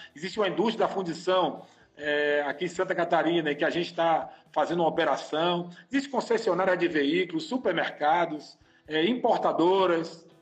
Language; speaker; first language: Portuguese; native; Portuguese